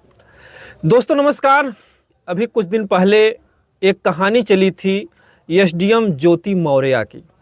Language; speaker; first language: Hindi; native; Hindi